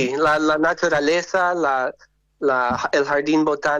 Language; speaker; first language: Spanish; non-native, fluent; English